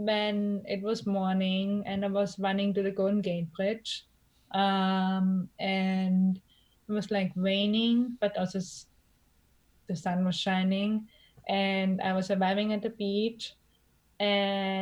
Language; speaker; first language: English; non-native, fluent; German